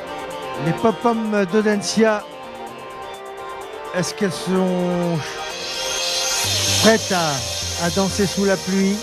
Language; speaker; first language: French; native; French